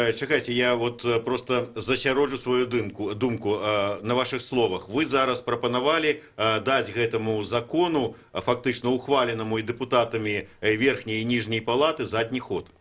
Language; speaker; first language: Belarusian; native; Belarusian